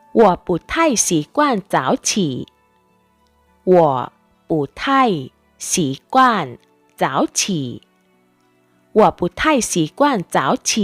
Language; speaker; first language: Chinese; non-native, fluent; Thai